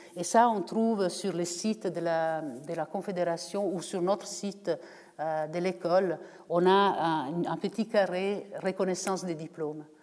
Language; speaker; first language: French; non-native, fluent; Italian